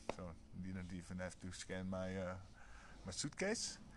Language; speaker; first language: English; non-native, fluent; Dutch